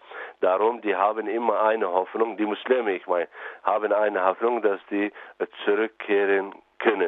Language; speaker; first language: German; non-native, fluent; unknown